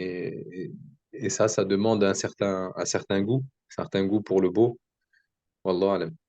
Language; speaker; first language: French; native; French